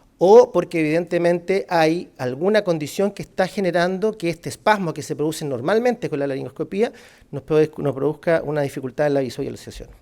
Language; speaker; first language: Spanish; native; Spanish